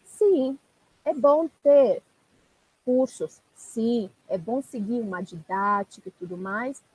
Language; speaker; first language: Portuguese; non-native, fluent; Italian